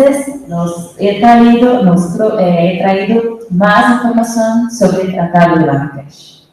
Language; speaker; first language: Spanish; non-native, fluent; Portuguese